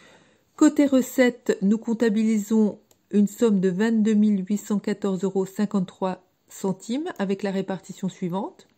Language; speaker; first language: French; native; French